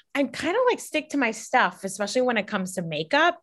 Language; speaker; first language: English; native; English